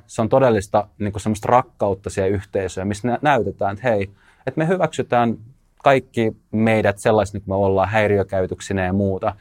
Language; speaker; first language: Finnish; early bilingual, other home language; Russian